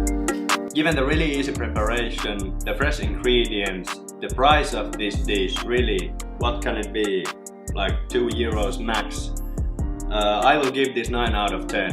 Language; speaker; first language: English; non-native, fluent; Finnish